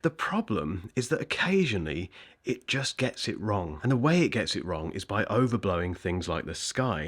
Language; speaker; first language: English; native; English